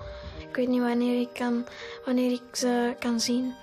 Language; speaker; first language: Dutch; early bilingual, other home language; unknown